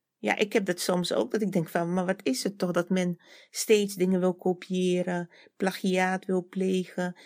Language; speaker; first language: Dutch; native; Dutch